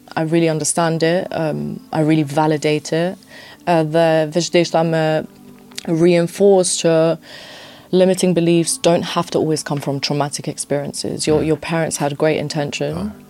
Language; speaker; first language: English; early bilingual, other home language; Albanian